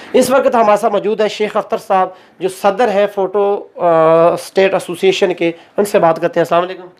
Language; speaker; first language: Urdu; non-native, local second language; Pahari-Potwari